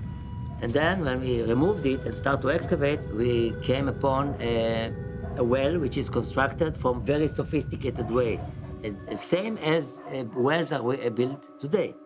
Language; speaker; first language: English; non-native, fluent; Hebrew